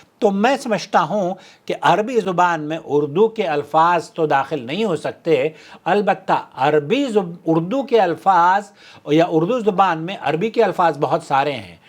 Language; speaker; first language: Urdu; native; Urdu